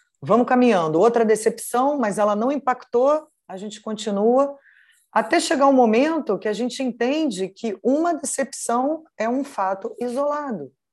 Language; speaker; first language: Portuguese; native; Portuguese